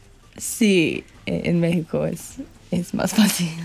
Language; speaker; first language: Spanish; non-native, learner; English